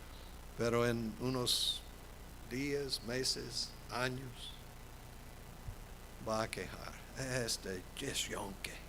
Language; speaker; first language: Spanish; non-native, fluent; English